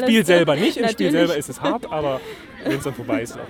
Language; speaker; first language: German; native; German